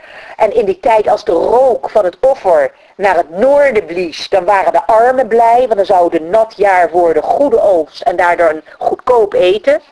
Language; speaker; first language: Dutch; native; Dutch